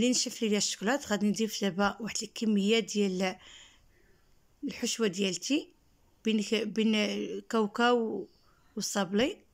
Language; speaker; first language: Arabic; native; Arabic